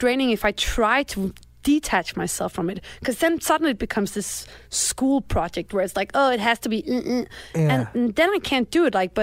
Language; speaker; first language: English; non-native, fluent; Danish